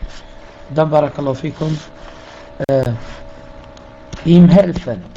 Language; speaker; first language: German; non-native, fluent; Arabic